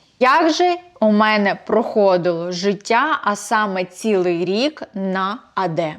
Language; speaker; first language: Ukrainian; non-native, local second language; Russian